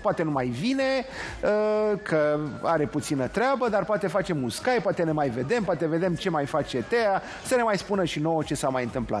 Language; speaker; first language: Romanian; native; Romanian